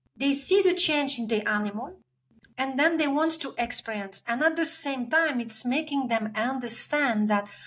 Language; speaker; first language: English; non-native, fluent; French